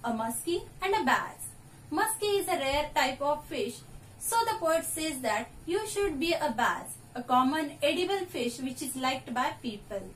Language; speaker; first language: English; non-native, local second language; Marathi